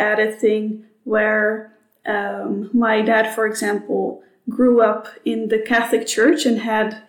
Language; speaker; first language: English; non-native, fluent; Dutch